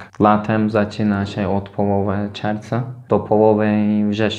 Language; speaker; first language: Polish; non-native, fluent; Turkish